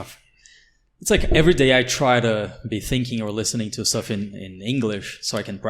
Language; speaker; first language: English; non-native, fluent; Portuguese